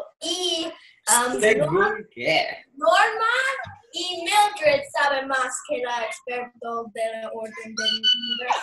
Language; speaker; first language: Spanish; non-native, learner; English